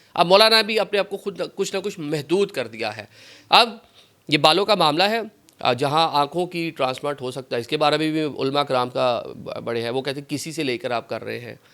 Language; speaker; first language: Urdu; native; Urdu